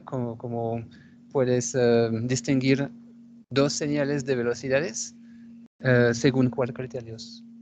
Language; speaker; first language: Spanish; non-native, fluent; French